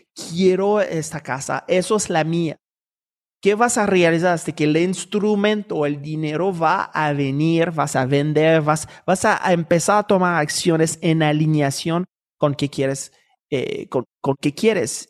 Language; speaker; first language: Spanish; non-native, fluent; French